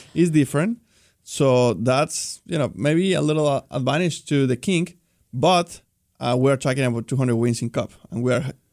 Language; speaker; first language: English; non-native, fluent; Spanish